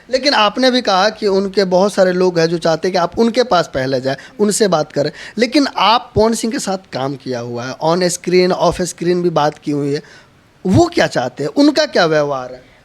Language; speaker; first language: Hindi; native; Hindi